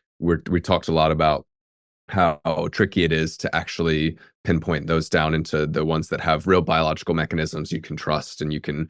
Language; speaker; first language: English; native; English